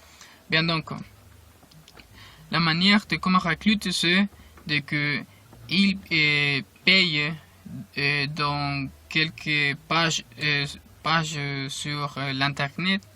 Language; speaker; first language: French; non-native, learner; Spanish